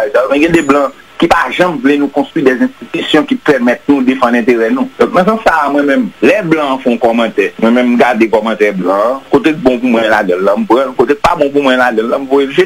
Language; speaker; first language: French; non-native, local second language; Haitian Creole